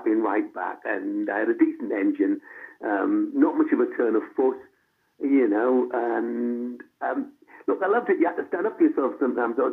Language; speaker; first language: English; native; English